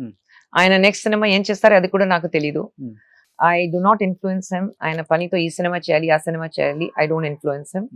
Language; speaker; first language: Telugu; non-native, local second language; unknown